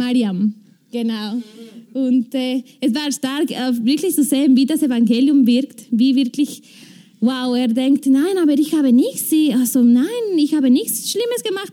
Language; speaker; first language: German; non-native, fluent; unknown